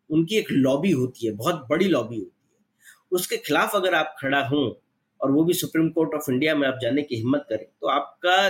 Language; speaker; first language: Hindi; native; Hindi